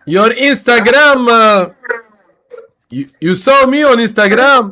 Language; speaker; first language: English; non-native, learner; Arabic